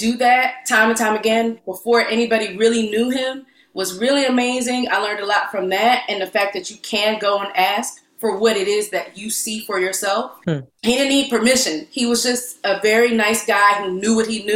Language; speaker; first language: English; native; English